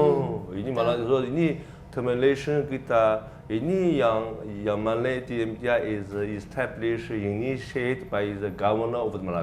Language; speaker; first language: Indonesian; non-native, learner; Chinese